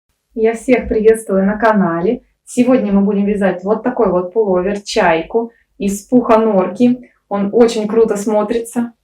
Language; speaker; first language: Russian; native; Russian